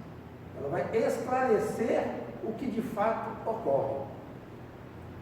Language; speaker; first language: Portuguese; native; Portuguese